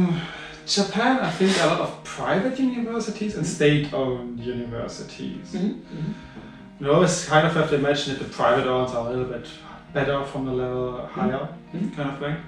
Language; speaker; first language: English; non-native, fluent; German